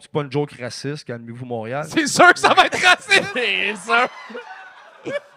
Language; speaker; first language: French; native; French